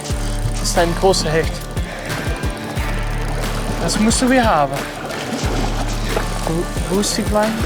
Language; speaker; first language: German; non-native, learner; Dutch